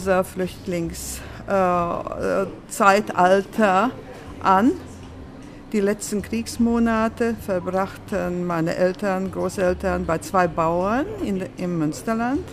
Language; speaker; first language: German; early bilingual, other home language; Latvian